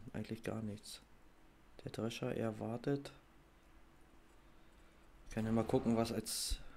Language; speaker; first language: German; native; German